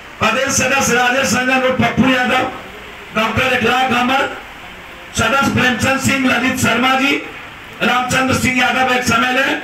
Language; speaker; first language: Hindi; native; Hindi